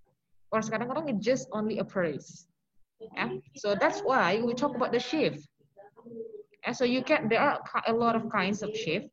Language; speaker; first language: English; non-native, local second language; Indonesian